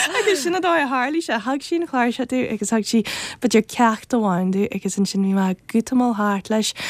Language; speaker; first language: Irish; non-native, fluent; English